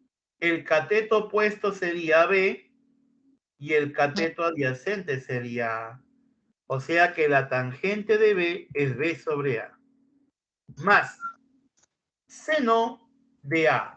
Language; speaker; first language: Spanish; native; Spanish